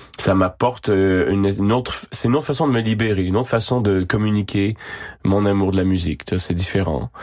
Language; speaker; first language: French; native; French